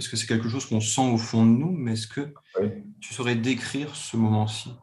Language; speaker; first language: French; native; French